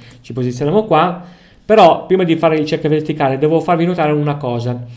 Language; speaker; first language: Italian; native; Italian